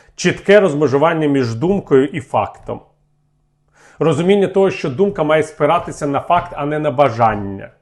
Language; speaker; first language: Ukrainian; native; Ukrainian